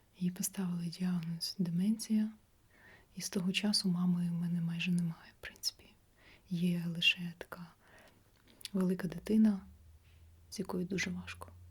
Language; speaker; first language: Ukrainian; non-native, local second language; Russian